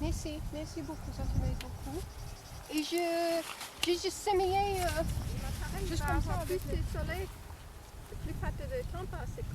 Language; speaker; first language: French; non-native, fluent; English